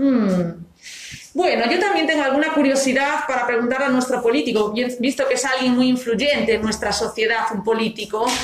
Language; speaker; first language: Spanish; non-native, fluent; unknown